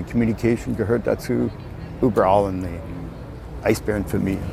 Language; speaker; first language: German; non-native, learner; English